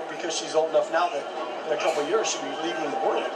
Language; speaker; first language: English; native; English